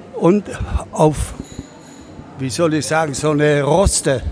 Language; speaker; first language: German; native; German